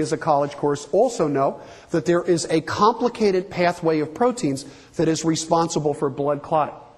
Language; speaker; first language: English; native; English